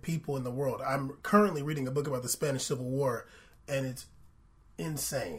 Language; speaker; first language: English; native; English